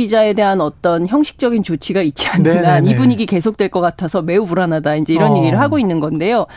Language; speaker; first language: Korean; native; Korean